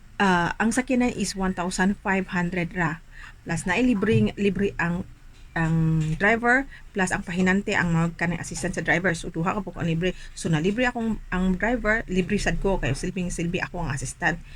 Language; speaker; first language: Cebuano; native; Cebuano